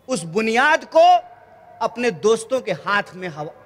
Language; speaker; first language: Hindi; native; Hindi